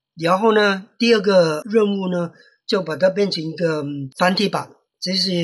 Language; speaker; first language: Chinese; non-native, fluent; Cantonese